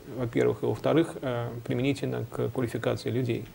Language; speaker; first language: Russian; native; Russian